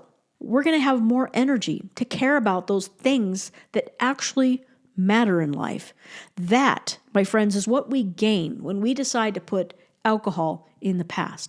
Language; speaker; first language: English; native; English